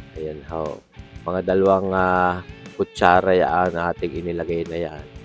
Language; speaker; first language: Filipino; native; Filipino